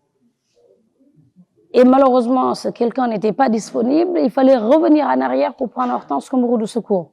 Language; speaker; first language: French; non-native, local second language; Wolof